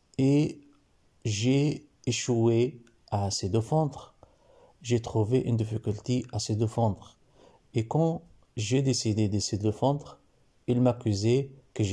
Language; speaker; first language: French; non-native, learner; Arabic